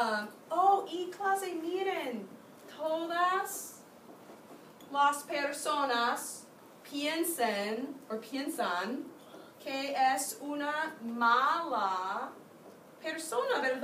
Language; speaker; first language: Spanish; non-native, fluent; English